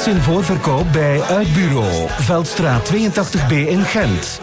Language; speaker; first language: Dutch; native; Dutch